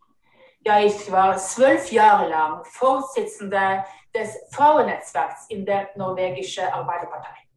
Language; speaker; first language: German; non-native, fluent; Norwegian